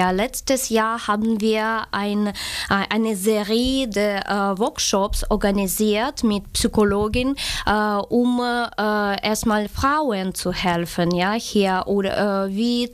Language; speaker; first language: German; non-native, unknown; Ukrainian